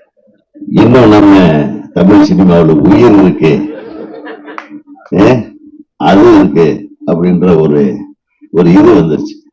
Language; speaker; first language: Tamil; native; Tamil